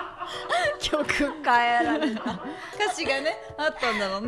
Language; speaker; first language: Japanese; native; Japanese